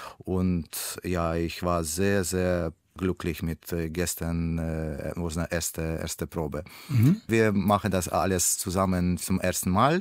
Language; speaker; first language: German; non-native, learner; Russian